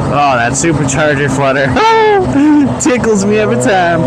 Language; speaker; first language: English; native; English